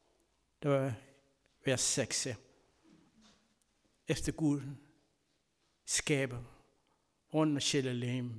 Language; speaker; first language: Danish; non-native, fluent; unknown